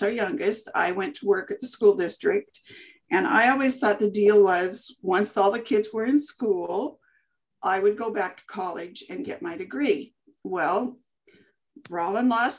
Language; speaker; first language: English; native; English